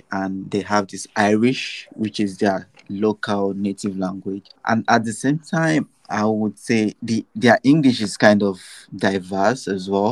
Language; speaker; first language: English; non-native, local second language; Yoruba